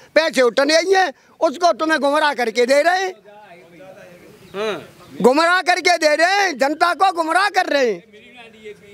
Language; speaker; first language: Hindi; native; Hindi